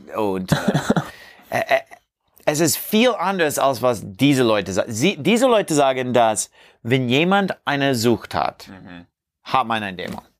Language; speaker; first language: German; non-native, learner; English